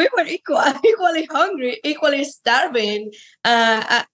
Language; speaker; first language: English; non-native, fluent; Spanish